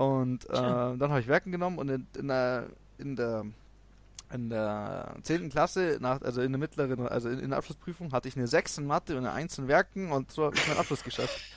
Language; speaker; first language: German; native; German